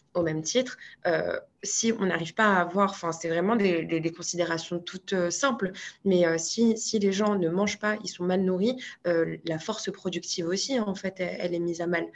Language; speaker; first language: French; non-native, local second language; Arabic